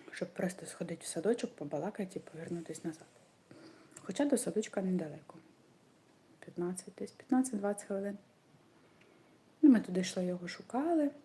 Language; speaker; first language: Ukrainian; non-native, local second language; Russian